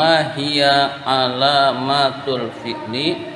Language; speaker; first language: Arabic; non-native, fluent; Indonesian